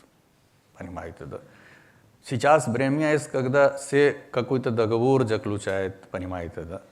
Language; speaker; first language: Russian; non-native, learner; Hindi